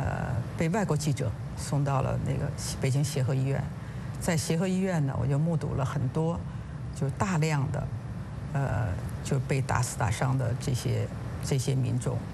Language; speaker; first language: Chinese; native; Chinese